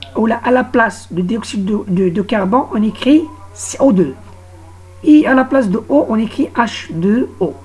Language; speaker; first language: French; non-native, local second language; Arabic